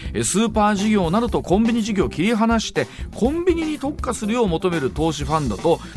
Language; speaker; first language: Japanese; native; Japanese